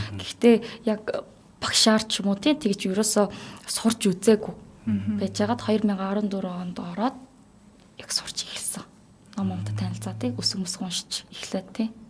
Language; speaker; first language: Mongolian; non-native, fluent; Korean